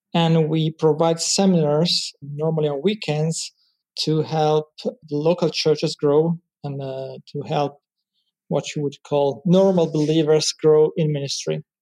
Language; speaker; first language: English; non-native, fluent; Italian